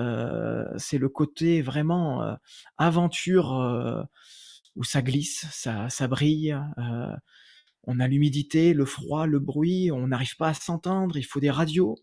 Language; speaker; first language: French; native; French